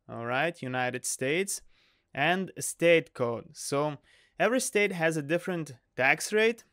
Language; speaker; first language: English; non-native, fluent; Lithuanian